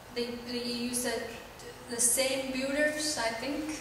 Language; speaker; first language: English; non-native, learner; Chinese